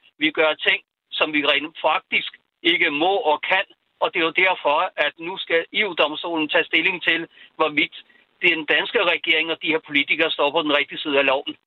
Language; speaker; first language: Danish; non-native, fluent; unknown